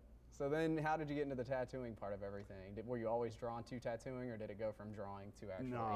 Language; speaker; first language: English; native; English